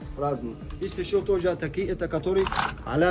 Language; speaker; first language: Russian; non-native, learner; Arabic